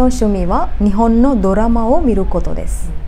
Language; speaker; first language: Japanese; non-native, learner; Sinhala